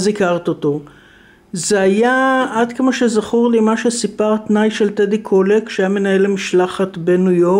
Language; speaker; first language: Hebrew; native; Hebrew